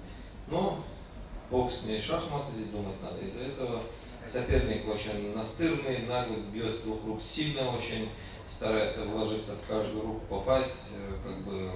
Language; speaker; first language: Russian; native; Russian